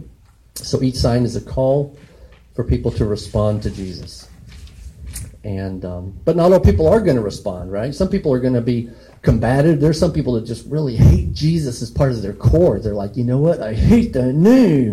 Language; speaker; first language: English; native; English